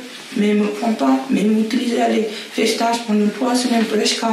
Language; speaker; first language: French; non-native, learner; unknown